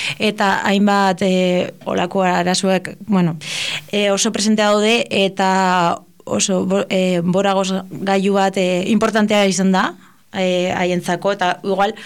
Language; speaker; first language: Basque; non-native, local second language; Spanish